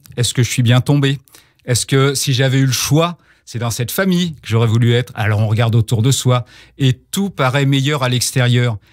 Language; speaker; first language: French; native; French